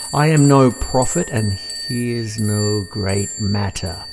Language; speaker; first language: English; native; English